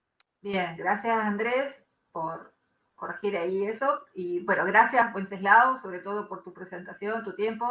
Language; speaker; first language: Spanish; native; Spanish